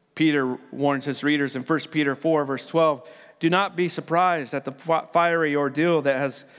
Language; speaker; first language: English; native; English